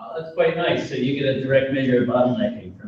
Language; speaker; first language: English; native; English